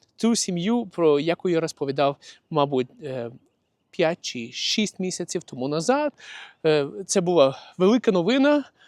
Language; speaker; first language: Ukrainian; non-native, local second language; Russian